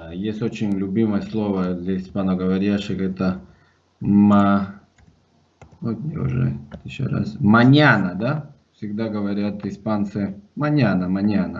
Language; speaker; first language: Russian; non-native, fluent; Spanish